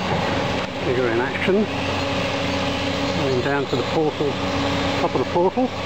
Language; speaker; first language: English; native; English